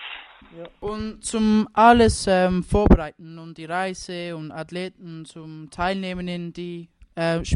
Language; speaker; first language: German; non-native, local second language; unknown